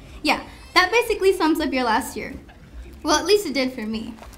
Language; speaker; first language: English; early bilingual, other home language; Spanish